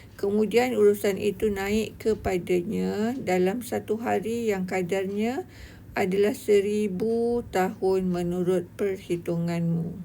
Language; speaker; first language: Malay; native; Malay